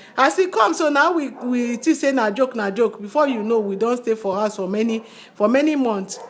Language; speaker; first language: Nigerian Pidgin; non-native, local second language; Yoruba